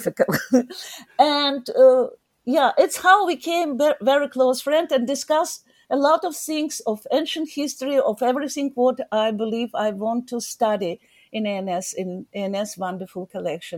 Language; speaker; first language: English; non-native, learner; Ukrainian